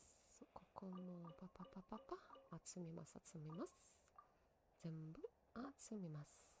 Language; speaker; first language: Japanese; non-native, learner; Russian